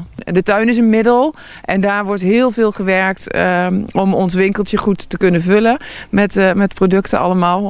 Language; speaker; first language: Dutch; native; Dutch